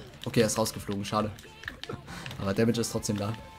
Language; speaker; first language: German; native; German